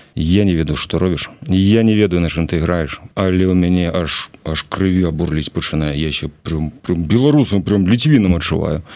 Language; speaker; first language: Belarusian; non-native, local second language; Russian